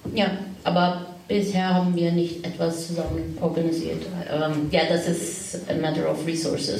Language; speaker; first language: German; non-native, learner; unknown